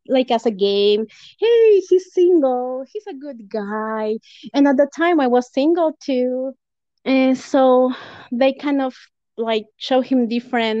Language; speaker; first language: English; non-native, fluent; Spanish